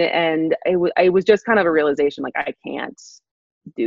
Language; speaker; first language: English; native; English